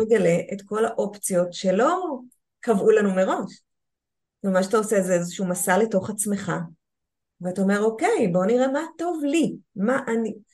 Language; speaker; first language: Hebrew; native; Hebrew